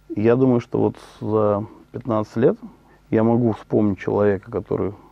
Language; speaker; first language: Russian; native; Russian